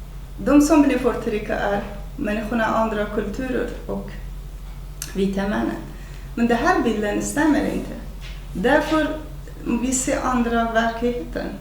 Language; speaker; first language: Swedish; non-native, fluent; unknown